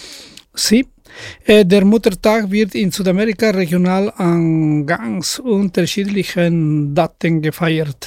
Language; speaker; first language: German; non-native, fluent; Spanish